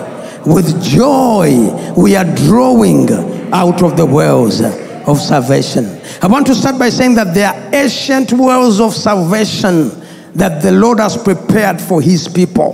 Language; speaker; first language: English; non-native, local second language; Ganda